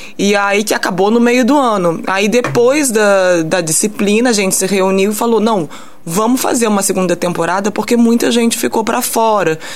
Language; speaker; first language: Portuguese; early bilingual, heritage; Portuguese